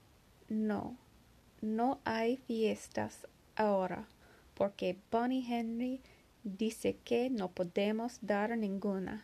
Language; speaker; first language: Spanish; non-native, learner; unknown